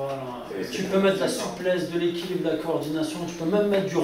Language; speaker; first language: French; native; French